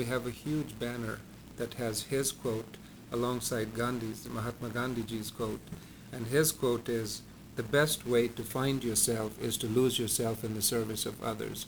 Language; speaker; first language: English; non-native, local second language; Punjabi